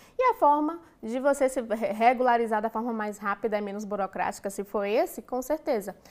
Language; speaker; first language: Portuguese; native; Portuguese